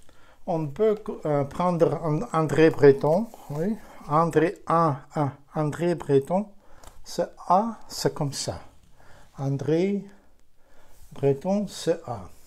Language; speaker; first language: French; non-native, fluent; Ukrainian